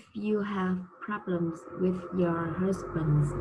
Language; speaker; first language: English; non-native, learner; Vietnamese